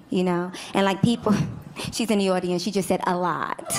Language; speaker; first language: English; native; English